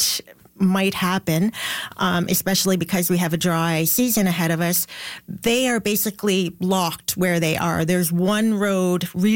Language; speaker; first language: English; native; English